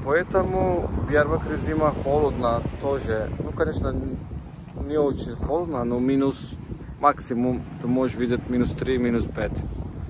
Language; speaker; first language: Russian; non-native, learner; Turkish